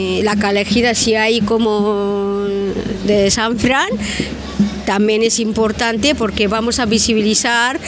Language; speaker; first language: Spanish; non-native, learner; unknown